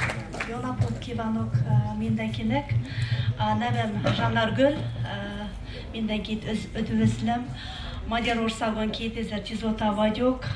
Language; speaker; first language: Hungarian; non-native, learner; Kazakh